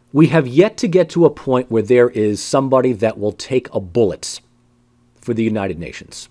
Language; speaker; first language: English; native; English